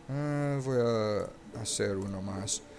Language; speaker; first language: Spanish; non-native, learner; English